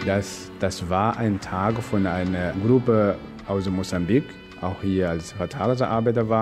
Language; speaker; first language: German; non-native, fluent; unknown